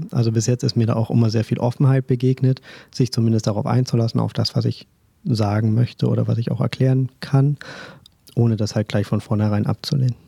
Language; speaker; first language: German; native; German